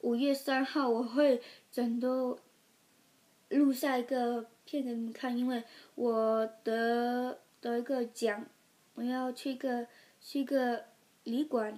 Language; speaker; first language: Chinese; early bilingual, heritage; Chinese